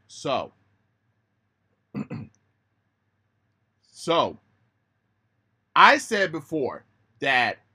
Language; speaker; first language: English; native; English